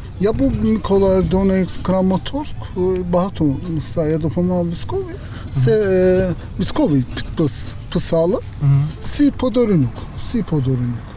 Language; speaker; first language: Ukrainian; non-native, learner; Turkish